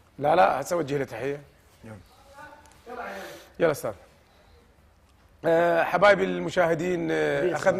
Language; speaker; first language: Arabic; native; Arabic